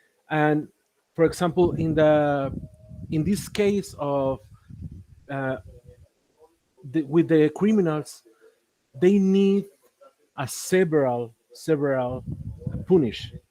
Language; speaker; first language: English; non-native, learner; Spanish